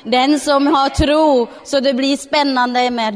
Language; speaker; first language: Swedish; non-native, learner; Thai